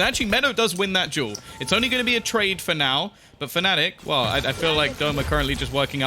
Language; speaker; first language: English; native; English